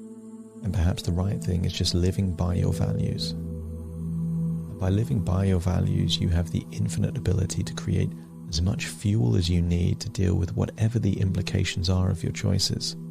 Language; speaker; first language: English; native; English